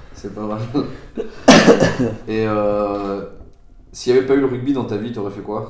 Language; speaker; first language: French; native; French